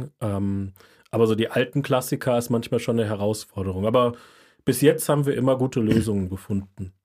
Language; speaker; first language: German; native; German